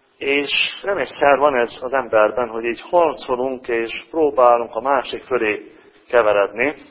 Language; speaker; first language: Hungarian; native; Hungarian